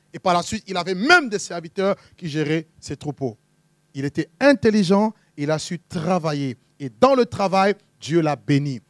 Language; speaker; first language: French; non-native, local second language; Lingala